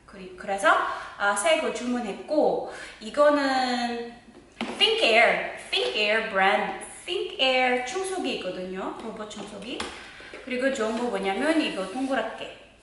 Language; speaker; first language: Korean; non-native, fluent; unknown